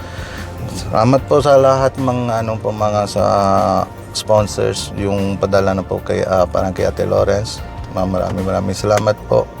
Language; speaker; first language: Filipino; non-native, learner; Punjabi